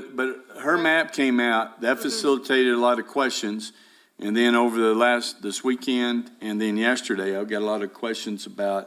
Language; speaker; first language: English; native; English